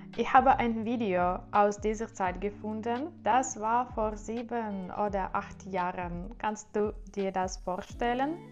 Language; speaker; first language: German; non-native, learner; Ukrainian